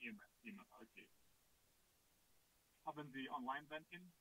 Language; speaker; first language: German; non-native, learner; Russian